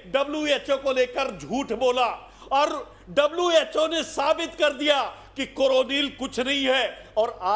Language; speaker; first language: Hindi; native; Hindi